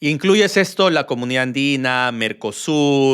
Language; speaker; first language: Spanish; native; Spanish